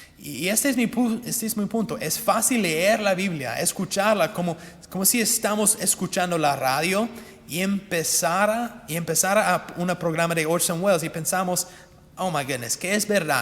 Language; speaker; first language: Spanish; non-native, fluent; English